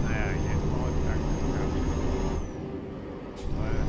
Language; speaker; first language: German; native; German